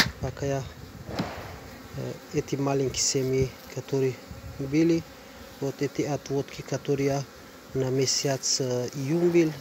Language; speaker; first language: Russian; non-native, learner; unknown